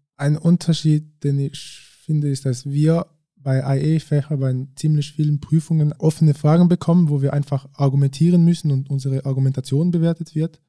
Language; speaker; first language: German; early bilingual, other home language; French